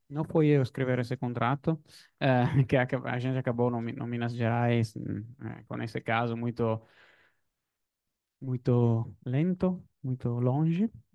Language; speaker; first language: Portuguese; non-native, fluent; Italian